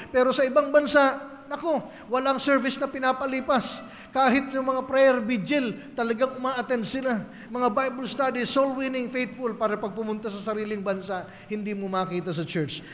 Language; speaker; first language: Filipino; native; Filipino